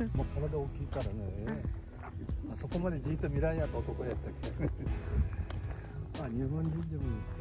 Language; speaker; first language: Japanese; native; Japanese